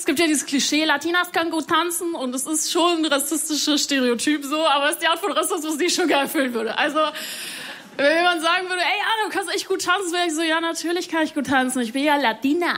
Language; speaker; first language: German; early bilingual, other home language; Spanish